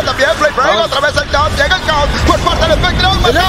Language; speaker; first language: Spanish; native; Spanish